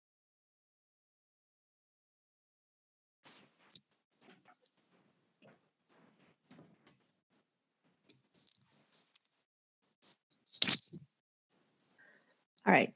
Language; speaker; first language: English; native; English